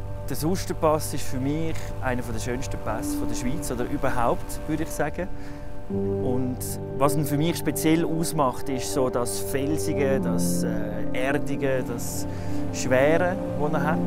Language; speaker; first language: German; native; German